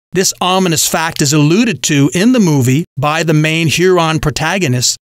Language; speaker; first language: English; native; English